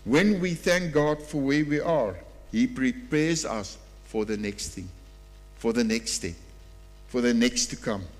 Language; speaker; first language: English; non-native, local second language; Afrikaans